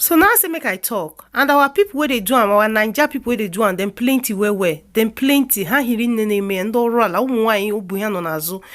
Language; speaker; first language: Nigerian Pidgin; non-native, local second language; Igbo